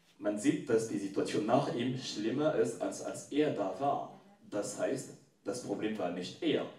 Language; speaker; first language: German; non-native, fluent; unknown